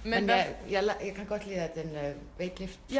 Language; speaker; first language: Danish; non-native, learner; Icelandic